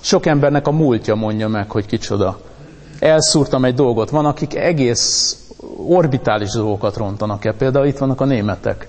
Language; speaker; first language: Hungarian; native; Hungarian